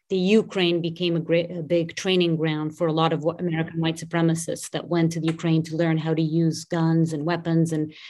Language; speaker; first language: English; non-native, fluent; Portuguese